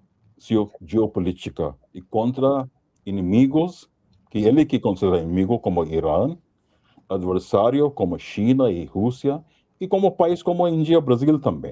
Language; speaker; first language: Portuguese; non-native, fluent; Hindi